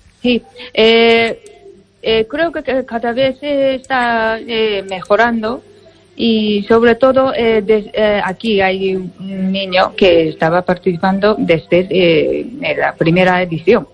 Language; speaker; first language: Spanish; non-native, learner; Japanese